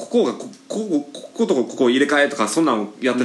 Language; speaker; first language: Japanese; native; Japanese